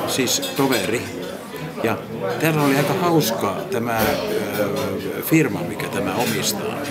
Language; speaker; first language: Finnish; native; Finnish